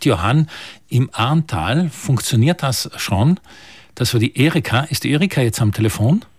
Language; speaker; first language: German; native; German